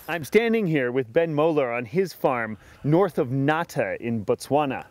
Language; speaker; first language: English; native; English